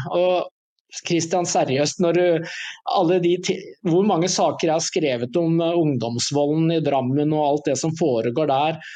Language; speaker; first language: Norwegian; native; Norwegian